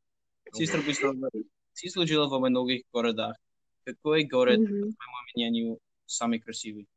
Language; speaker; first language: Russian; non-native, fluent; English